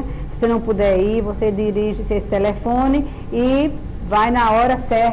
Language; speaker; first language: Portuguese; native; Portuguese